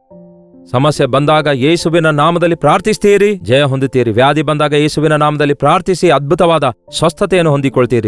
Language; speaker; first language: Kannada; native; Kannada